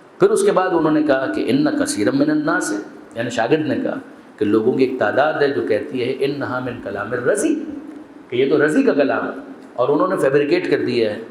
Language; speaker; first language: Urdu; non-native, local second language; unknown